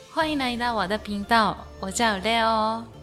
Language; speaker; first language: Chinese; non-native, learner; Japanese